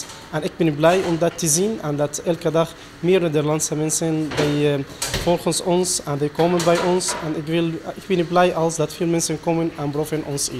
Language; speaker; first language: Dutch; non-native, learner; Arabic